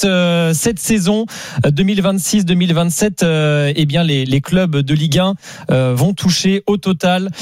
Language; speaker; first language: French; native; French